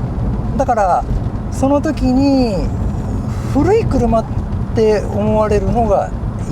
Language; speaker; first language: Japanese; native; Japanese